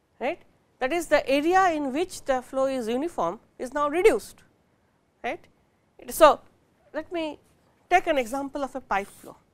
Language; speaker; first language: English; non-native, local second language; Bangla